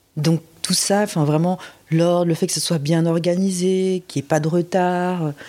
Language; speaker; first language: French; native; French